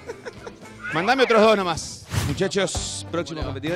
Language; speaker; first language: Spanish; native; Spanish